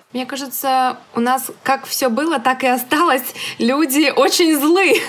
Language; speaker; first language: Russian; native; Russian